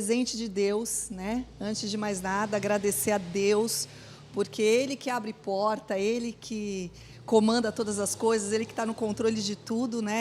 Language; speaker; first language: Portuguese; native; Portuguese